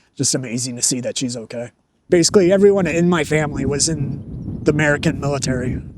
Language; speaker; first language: English; native; English